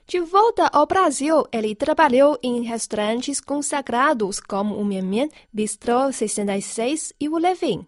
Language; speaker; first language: Portuguese; non-native, fluent; Chinese